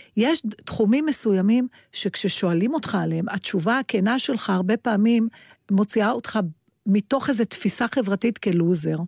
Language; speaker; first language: Hebrew; native; Hebrew